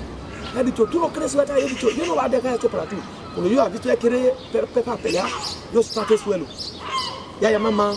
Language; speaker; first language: Spanish; non-native, learner; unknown